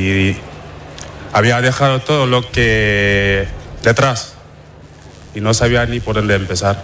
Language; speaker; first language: Spanish; non-native, fluent; Wolof